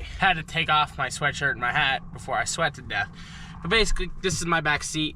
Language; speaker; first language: English; native; English